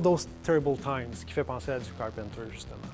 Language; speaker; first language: French; native; French